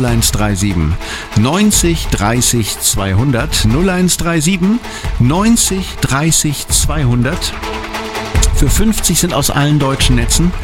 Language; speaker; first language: German; native; German